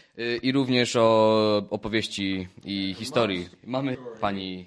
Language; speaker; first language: Polish; native; Polish